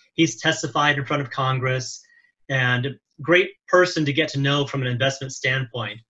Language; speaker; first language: English; native; English